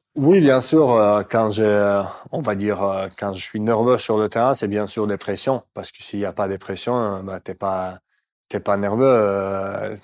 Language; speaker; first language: French; non-native, fluent; Russian